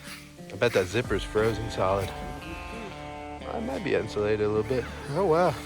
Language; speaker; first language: English; native; English